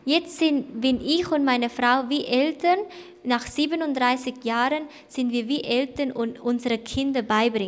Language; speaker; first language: German; non-native, fluent; Thai